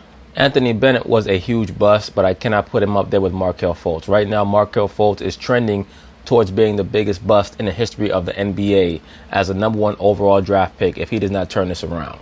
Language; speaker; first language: English; native; English